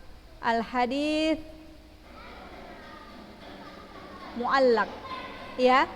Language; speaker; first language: Arabic; non-native, fluent; Indonesian